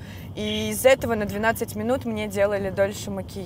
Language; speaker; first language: Russian; native; Russian